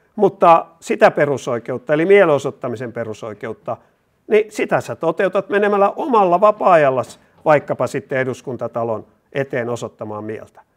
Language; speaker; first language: Finnish; native; Finnish